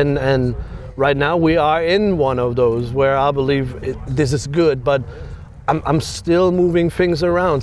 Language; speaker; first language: English; non-native, fluent; German